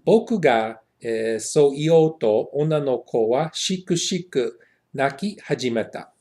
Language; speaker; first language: Japanese; non-native, learner; English